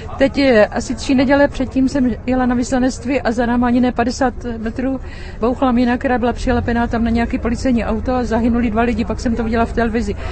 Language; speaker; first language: Czech; native; Czech